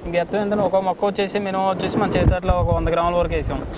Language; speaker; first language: Telugu; native; Telugu